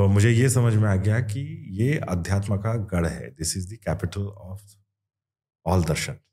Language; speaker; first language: Hindi; non-native, local second language; Kannada